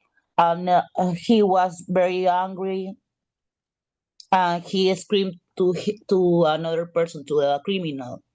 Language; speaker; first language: English; non-native, learner; Spanish